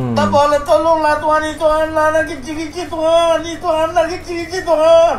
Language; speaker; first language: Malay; non-native, learner; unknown